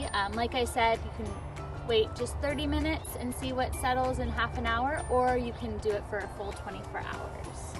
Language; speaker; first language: English; native; English